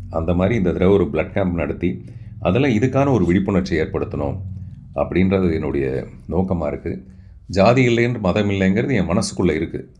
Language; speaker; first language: Tamil; non-native, local second language; Telugu